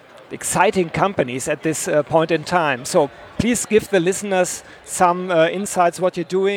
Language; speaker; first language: English; non-native, fluent; German